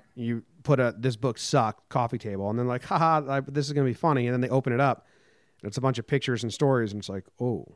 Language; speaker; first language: English; native; English